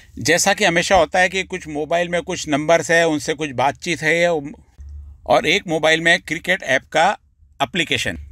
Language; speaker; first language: Hindi; non-native, local second language; Marathi